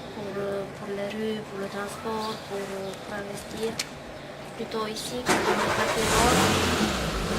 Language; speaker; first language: French; non-native, fluent; English